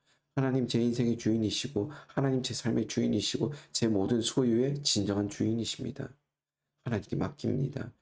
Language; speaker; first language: Korean; native; Korean